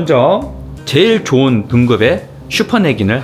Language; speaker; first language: Korean; native; Korean